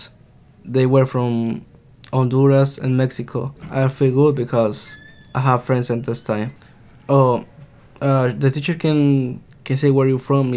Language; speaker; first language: English; non-native, learner; Spanish